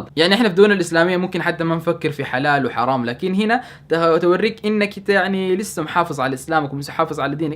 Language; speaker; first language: Arabic; native; Arabic